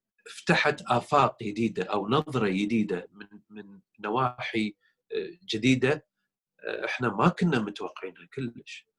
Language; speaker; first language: Arabic; native; Arabic